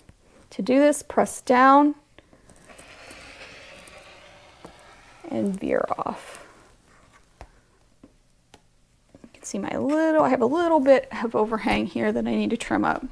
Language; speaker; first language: English; native; English